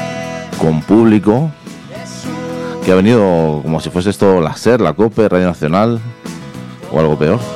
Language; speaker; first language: Spanish; native; Spanish